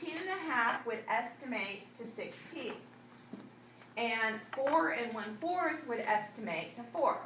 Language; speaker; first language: English; native; English